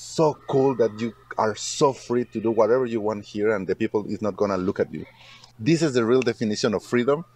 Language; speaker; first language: English; non-native, learner; Spanish